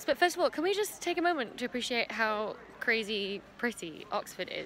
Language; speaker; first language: English; native; English